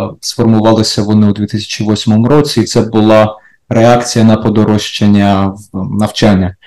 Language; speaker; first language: Ukrainian; native; Ukrainian